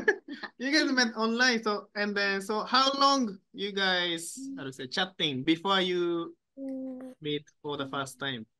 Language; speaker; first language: English; non-native, learner; Japanese